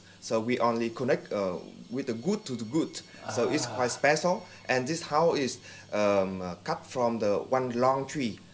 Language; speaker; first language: English; non-native, fluent; Vietnamese